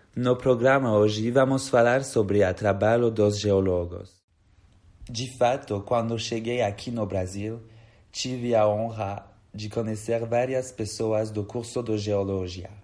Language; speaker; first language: Portuguese; non-native, fluent; French